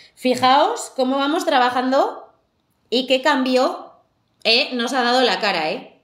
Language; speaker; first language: Spanish; native; Spanish